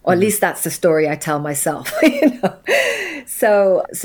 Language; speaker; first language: English; native; English